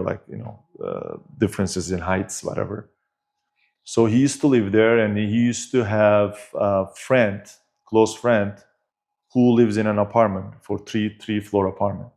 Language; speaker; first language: English; non-native, fluent; Turkish